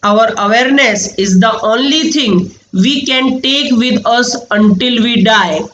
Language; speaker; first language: English; non-native, local second language; Gujarati